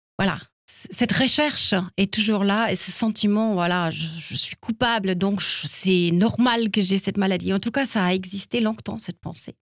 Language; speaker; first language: French; non-native, fluent; German